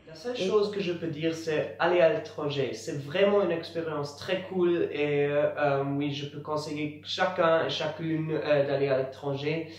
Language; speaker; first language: French; non-native, learner; German